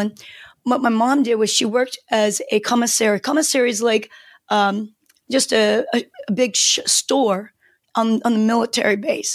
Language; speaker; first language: English; non-native, fluent; Korean